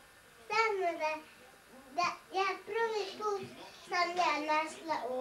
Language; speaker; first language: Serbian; early bilingual, heritage; Serbian